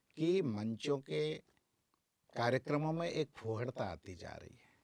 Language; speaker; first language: Hindi; native; Hindi